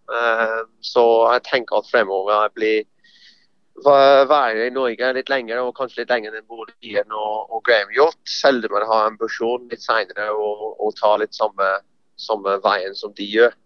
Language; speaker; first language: Norwegian; non-native, fluent; English